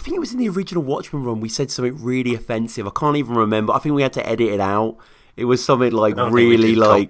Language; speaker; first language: English; native; English